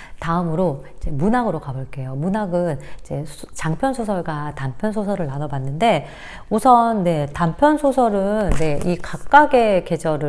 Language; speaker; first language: Korean; native; Korean